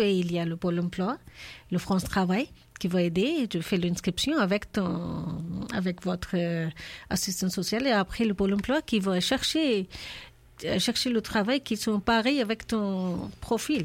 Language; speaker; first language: French; non-native, learner; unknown